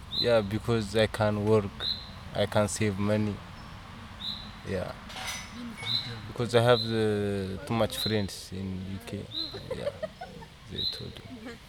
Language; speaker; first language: English; non-native, learner; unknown